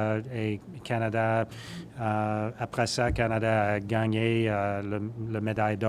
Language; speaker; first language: French; non-native, learner; English